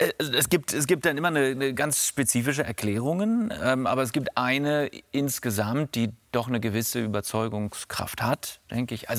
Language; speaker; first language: German; native; German